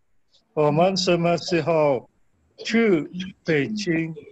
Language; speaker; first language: Chinese; non-native, learner; Indonesian